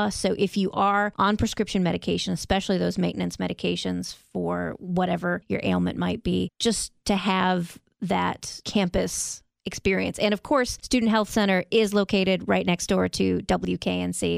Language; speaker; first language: English; native; English